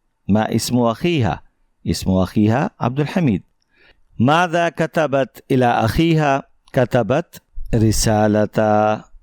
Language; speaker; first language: Arabic; non-native, fluent; Urdu